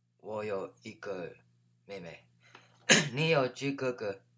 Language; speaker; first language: Chinese; non-native, learner; English